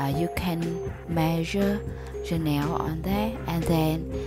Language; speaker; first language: English; non-native, learner; Vietnamese